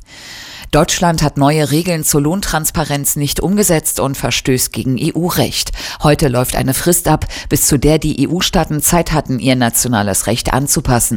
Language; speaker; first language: German; native; German